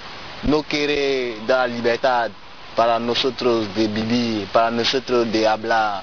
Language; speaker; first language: Spanish; non-native, learner; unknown